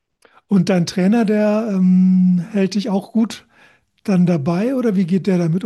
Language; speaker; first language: German; native; German